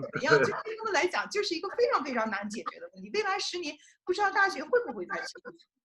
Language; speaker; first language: Chinese; native; Chinese